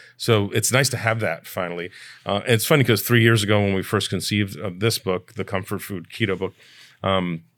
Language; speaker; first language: English; early bilingual, other home language; Italian